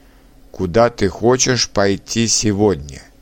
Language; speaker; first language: Russian; non-native, learner; Czech